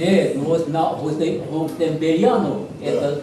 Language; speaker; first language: Russian; non-native, learner; Armenian